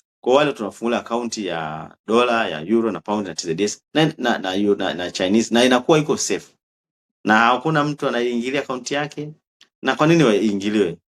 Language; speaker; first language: Swahili; native; Swahili